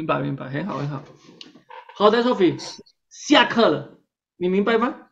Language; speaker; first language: Chinese; non-native, fluent; Spanish